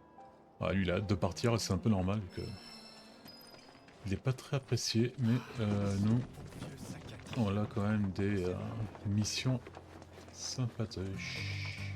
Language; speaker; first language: French; native; French